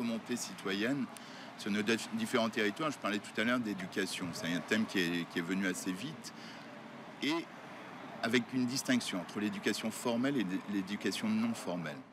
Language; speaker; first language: French; native; French